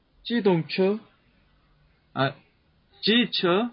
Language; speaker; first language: Chinese; non-native, learner; Korean